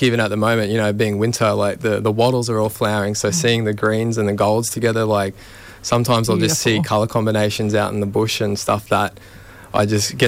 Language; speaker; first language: English; native; English